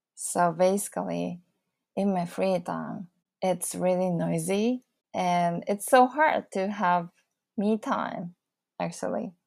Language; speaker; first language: English; non-native, fluent; Japanese